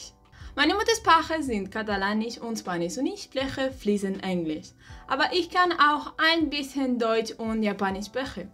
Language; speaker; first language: German; non-native, learner; Catalan